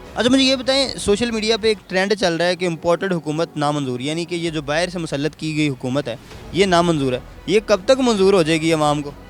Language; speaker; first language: Urdu; native; Urdu